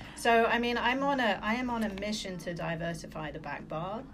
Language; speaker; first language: English; early bilingual, other home language; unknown